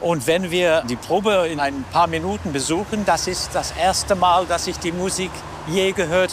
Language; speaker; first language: German; non-native, fluent; English